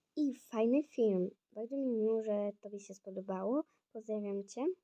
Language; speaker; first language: Polish; non-native, fluent; Ukrainian